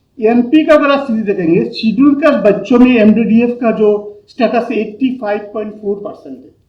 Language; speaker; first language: Hindi; non-native, local second language; Bangla